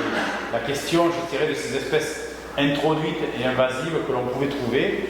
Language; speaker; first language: French; native; French